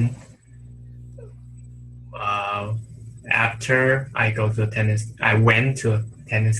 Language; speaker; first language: English; non-native, learner; Chinese